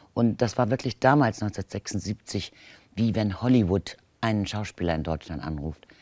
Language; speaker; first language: German; native; German